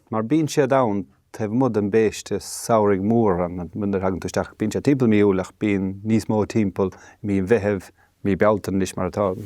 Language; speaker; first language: Irish; native; Irish